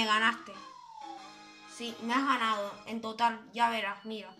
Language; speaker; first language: Spanish; native; Spanish